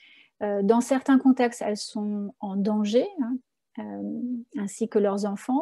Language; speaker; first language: French; native; French